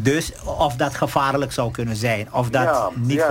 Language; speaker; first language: Dutch; native; Dutch